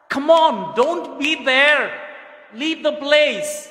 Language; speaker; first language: English; non-native, local second language; Tamil